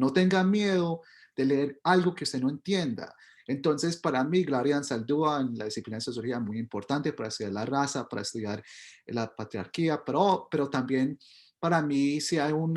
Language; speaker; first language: Spanish; early bilingual, heritage; Spanish